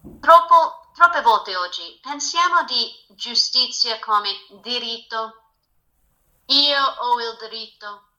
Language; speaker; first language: Italian; non-native, fluent; English